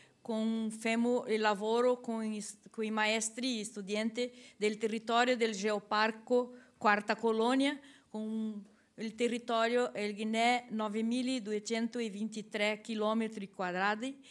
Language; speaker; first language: Italian; non-native, learner; Portuguese